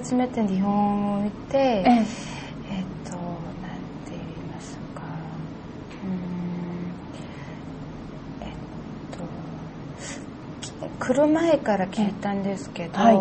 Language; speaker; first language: Japanese; non-native, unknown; Korean